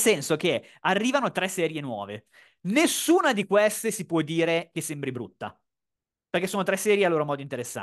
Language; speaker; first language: Italian; native; Italian